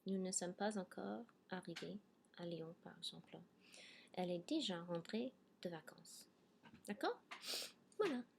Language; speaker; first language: French; non-native, fluent; English